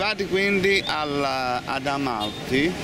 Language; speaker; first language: Italian; native; Italian